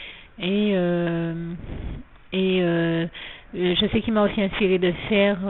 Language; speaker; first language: French; native; French